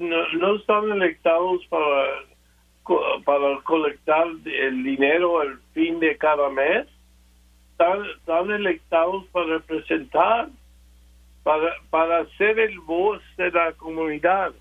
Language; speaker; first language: Spanish; early bilingual, other home language; English